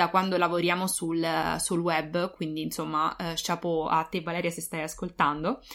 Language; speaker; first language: Italian; native; Italian